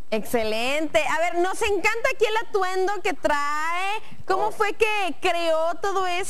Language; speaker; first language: Spanish; native; Spanish